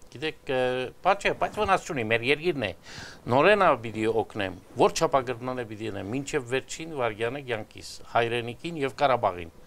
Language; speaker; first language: Armenian; early bilingual, heritage; Armenian